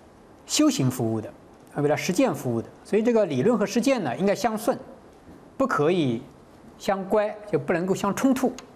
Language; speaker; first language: Chinese; native; Chinese